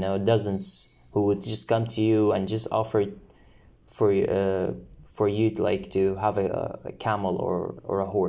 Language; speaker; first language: English; non-native, fluent; Arabic